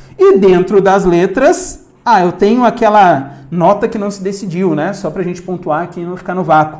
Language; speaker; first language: Portuguese; native; Portuguese